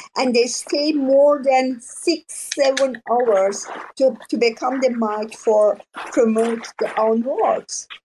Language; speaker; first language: English; non-native, learner; Persian